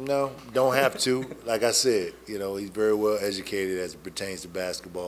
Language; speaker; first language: English; native; English